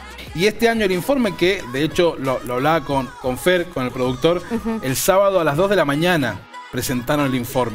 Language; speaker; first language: Spanish; native; Spanish